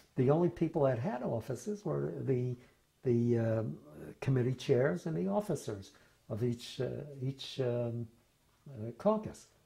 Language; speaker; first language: English; native; English